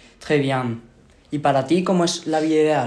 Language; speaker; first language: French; non-native, learner; Spanish